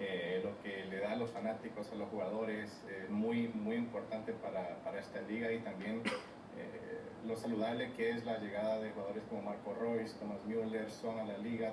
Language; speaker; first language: Spanish; early bilingual, heritage; Spanish